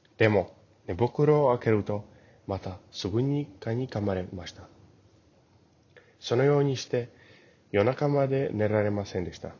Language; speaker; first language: Japanese; non-native, learner; English